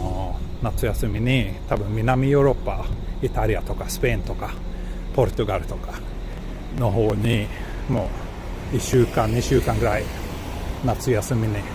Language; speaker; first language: Japanese; non-native, learner; Swedish